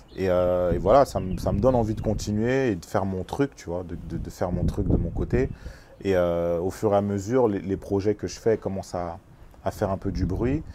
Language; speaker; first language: French; early bilingual, other home language; Lingala